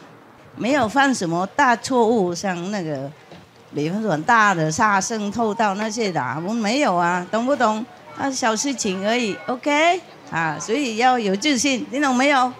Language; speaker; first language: Chinese; non-native, fluent; Vietnamese